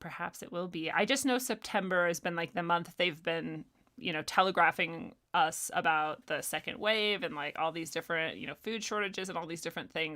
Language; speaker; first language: English; native; English